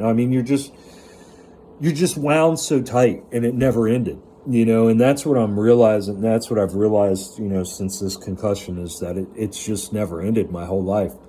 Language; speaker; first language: English; native; English